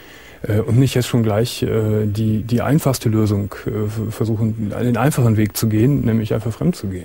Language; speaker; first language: German; native; German